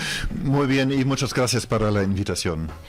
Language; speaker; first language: Spanish; non-native, fluent; German